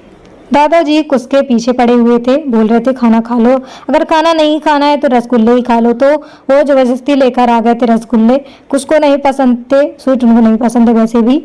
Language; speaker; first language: Hindi; native; Hindi